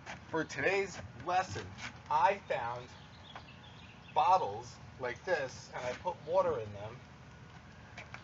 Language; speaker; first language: English; native; English